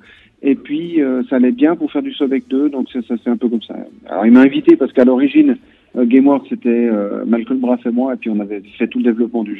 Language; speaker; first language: French; native; French